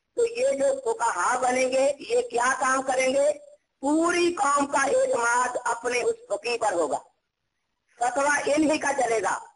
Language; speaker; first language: Urdu; non-native, local second language; Punjabi